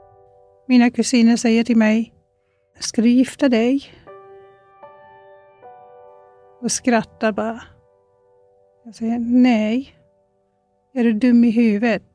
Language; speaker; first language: Swedish; non-native, fluent; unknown